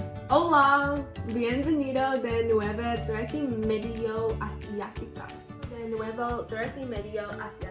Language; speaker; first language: Spanish; non-native, learner; English